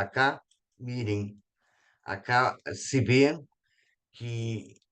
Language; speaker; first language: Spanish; non-native, fluent; Portuguese